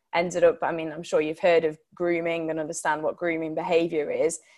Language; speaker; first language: English; native; English